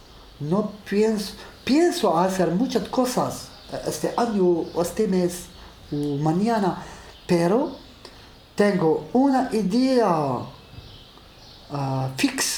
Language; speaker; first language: Spanish; non-native, learner; Arabic